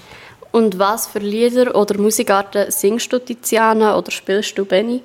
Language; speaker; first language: German; native; German